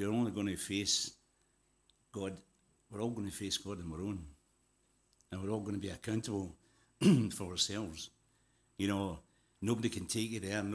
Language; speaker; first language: English; native; English